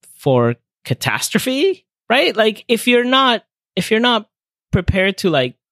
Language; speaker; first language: English; non-native, fluent; Spanish